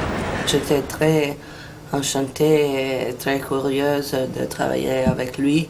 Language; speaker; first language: French; non-native, fluent; Italian